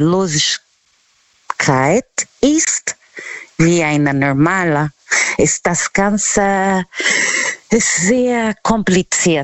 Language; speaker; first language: German; non-native, fluent; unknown